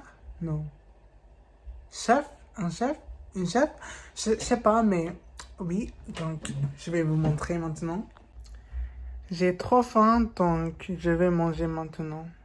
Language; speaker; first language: French; non-native, learner; English